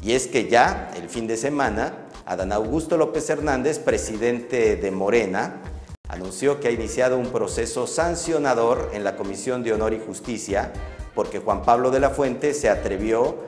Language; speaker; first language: Spanish; native; Spanish